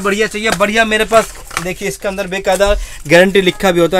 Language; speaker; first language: Hindi; non-native, local second language; Bangla